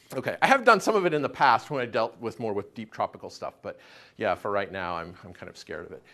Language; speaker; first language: English; native; English